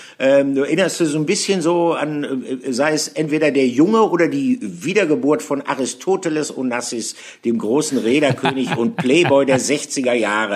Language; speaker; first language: German; native; German